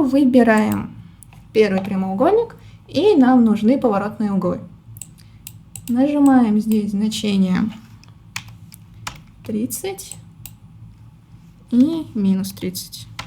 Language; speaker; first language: Russian; native; Russian